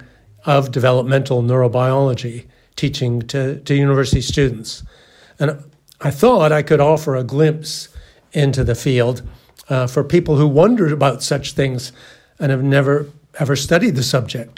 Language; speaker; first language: English; native; English